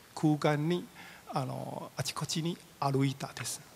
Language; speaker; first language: Japanese; non-native, fluent; Chinese